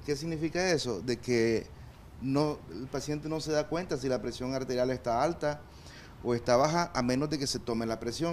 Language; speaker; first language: Spanish; native; Spanish